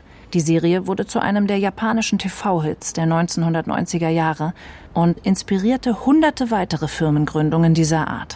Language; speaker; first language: German; native; German